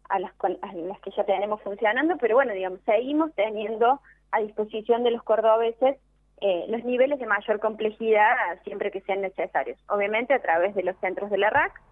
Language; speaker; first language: Spanish; native; Spanish